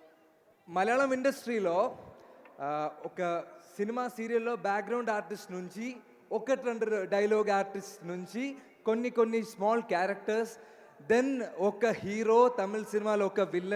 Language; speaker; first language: Telugu; non-native, learner; Malayalam